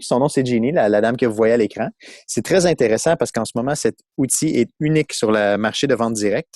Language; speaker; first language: French; native; French